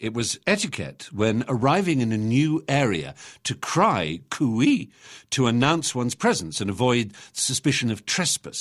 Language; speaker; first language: English; native; English